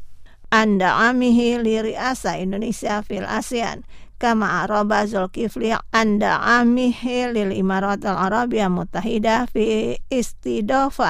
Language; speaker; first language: Arabic; non-native, fluent; Indonesian